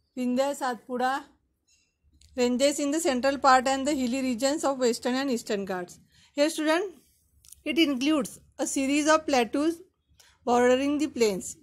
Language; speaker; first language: English; non-native, local second language; Marathi